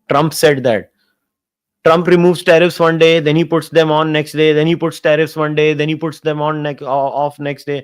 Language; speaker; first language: English; non-native, local second language; Hindi